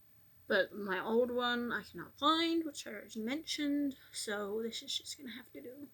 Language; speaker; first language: English; native; English